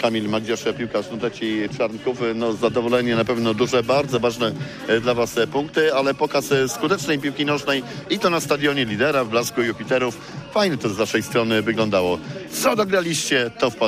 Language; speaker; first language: Polish; native; Polish